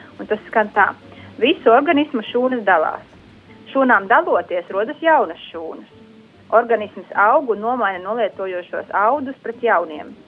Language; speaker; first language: Latvian; native; Latvian